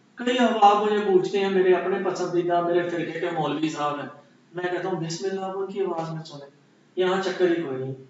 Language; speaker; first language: Urdu; non-native, local second language; Punjabi